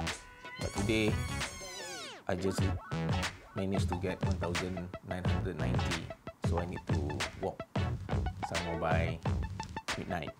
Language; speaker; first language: English; non-native, local second language; Malay